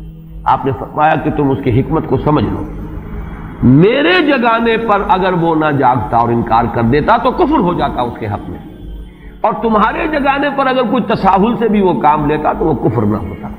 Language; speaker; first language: Urdu; native; Urdu